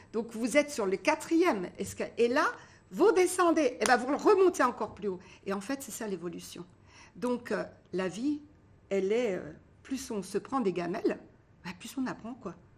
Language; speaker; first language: French; early bilingual, other home language; Portuguese